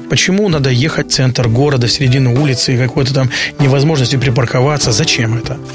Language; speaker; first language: Russian; native; Russian